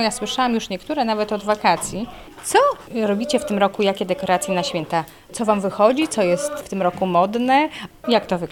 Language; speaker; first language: Polish; native; Polish